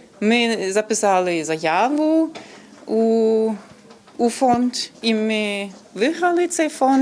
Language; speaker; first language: Ukrainian; non-native, fluent; German